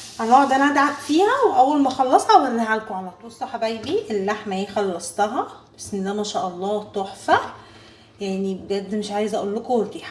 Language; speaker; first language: Arabic; native; Arabic